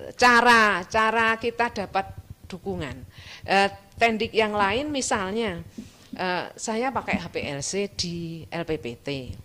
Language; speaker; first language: Indonesian; non-native, local second language; Javanese